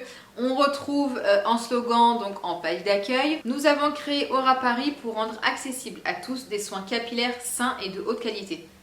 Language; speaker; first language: French; native; French